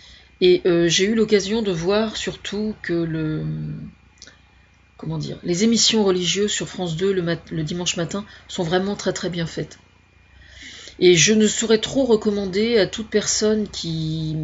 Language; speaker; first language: French; native; French